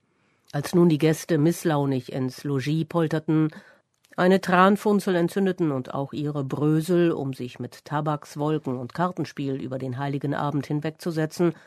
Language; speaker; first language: German; native; German